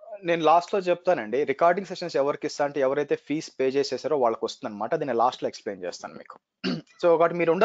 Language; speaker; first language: Telugu; native; Telugu